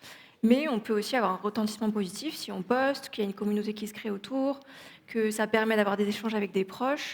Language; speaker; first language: French; native; French